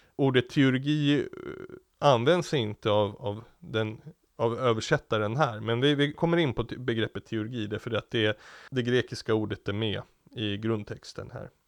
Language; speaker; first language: Swedish; native; Swedish